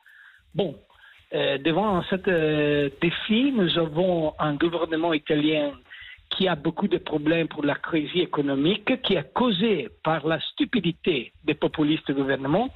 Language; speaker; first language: French; non-native, fluent; Italian